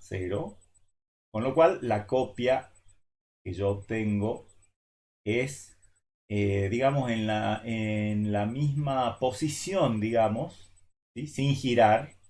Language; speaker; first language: Spanish; native; Spanish